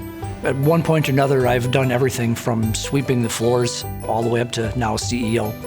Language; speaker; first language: English; native; English